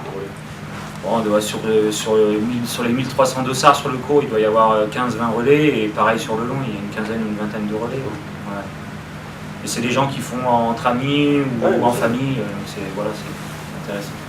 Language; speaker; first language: French; native; French